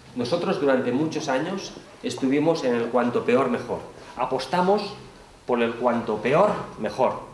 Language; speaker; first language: Spanish; non-native, local second language; Catalan